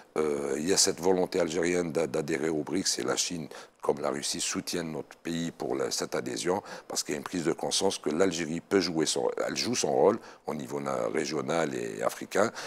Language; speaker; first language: French; non-native, local second language; Arabic